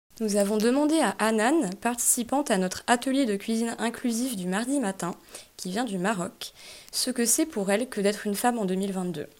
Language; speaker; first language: French; native; French